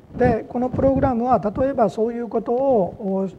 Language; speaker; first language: Japanese; native; Japanese